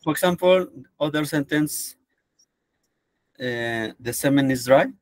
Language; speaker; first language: English; non-native, learner; Spanish